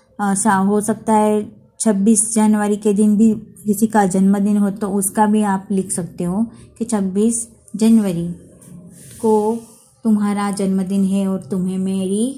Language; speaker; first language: Hindi; non-native, local second language; Gujarati